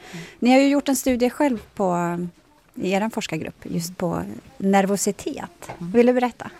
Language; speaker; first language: Swedish; native; Swedish